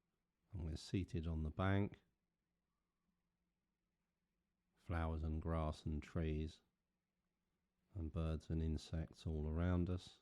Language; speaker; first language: English; native; English